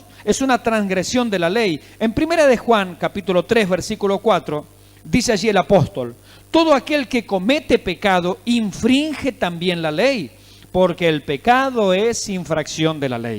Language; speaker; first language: Spanish; native; Spanish